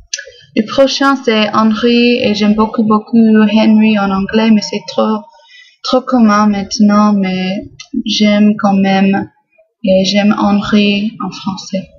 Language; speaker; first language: French; non-native, fluent; English